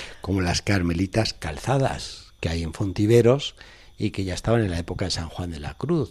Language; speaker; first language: Spanish; native; Spanish